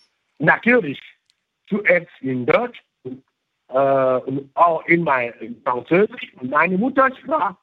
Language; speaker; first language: German; non-native, fluent; French